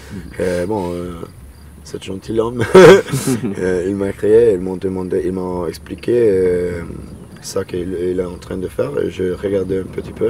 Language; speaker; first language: French; non-native, learner; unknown